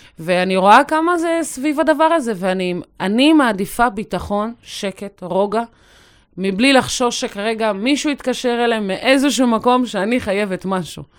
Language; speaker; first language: Hebrew; native; Hebrew